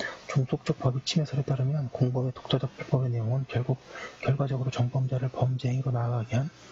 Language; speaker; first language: Korean; native; Korean